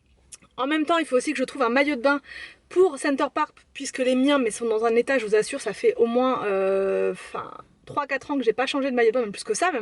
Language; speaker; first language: French; native; French